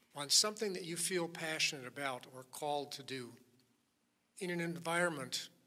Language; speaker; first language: English; native; English